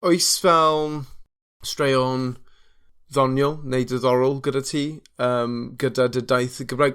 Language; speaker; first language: Welsh; non-native, fluent; English